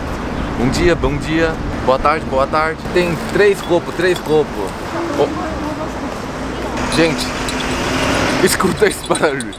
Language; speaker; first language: Portuguese; non-native, learner; Korean